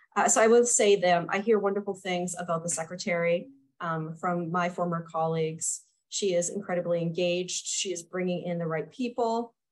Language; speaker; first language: English; native; English